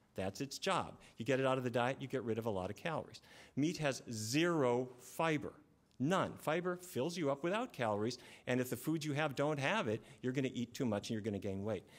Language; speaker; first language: English; native; English